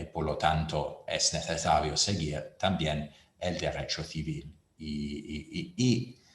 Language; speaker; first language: Spanish; non-native, fluent; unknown